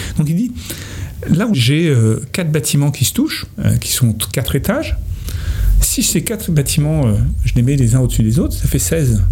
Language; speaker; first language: French; native; French